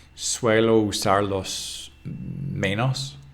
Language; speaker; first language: Spanish; non-native, fluent; English